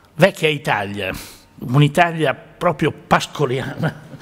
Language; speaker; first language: Italian; native; Italian